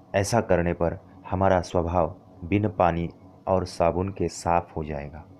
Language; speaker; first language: Hindi; non-native, local second language; Marathi